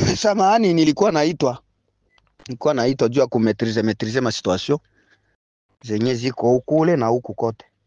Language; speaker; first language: Swahili; non-native, local second language; Bembe